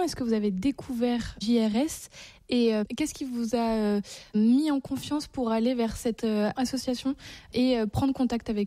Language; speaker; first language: French; native; French